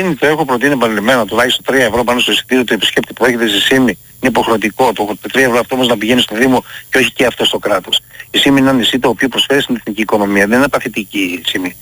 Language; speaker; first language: Greek; native; Greek